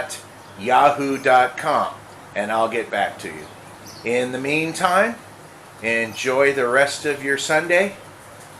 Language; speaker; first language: English; native; English